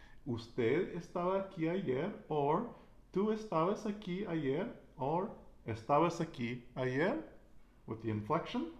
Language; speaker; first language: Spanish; non-native, learner; English